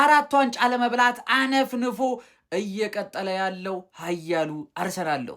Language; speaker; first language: Amharic; native; Amharic